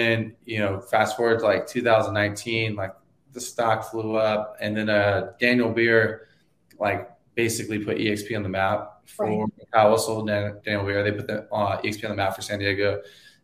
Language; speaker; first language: English; native; English